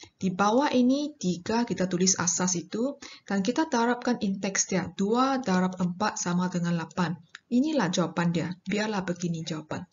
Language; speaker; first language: Malay; non-native, local second language; Chinese